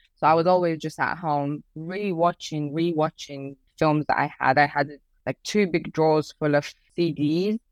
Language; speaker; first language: English; early bilingual, other home language; Persian